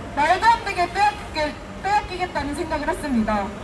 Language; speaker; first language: Korean; native; Korean